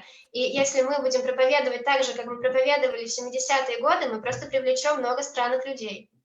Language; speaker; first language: Russian; native; Russian